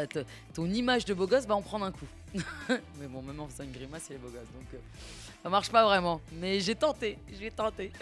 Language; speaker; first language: French; native; French